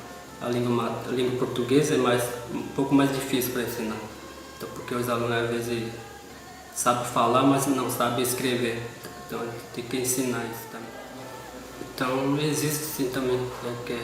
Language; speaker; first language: Portuguese; non-native, local second language; Guarani